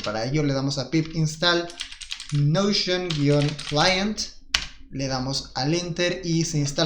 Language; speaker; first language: Spanish; native; Spanish